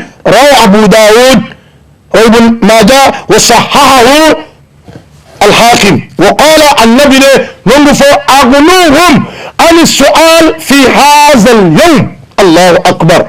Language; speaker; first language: Arabic; non-native, fluent; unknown